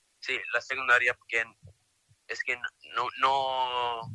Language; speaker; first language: Spanish; early bilingual, heritage; Spanish